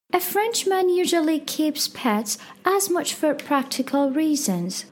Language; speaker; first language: English; non-native, fluent; Persian